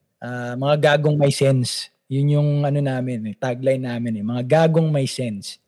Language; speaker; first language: Filipino; native; Filipino